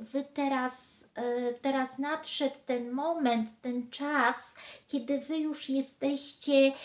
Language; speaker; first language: Polish; native; Polish